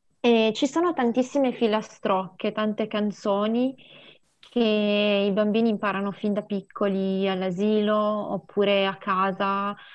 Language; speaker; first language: Italian; early bilingual, other home language; Sinhala